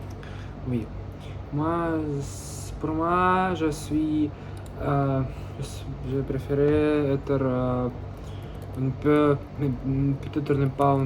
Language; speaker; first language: French; non-native, learner; Russian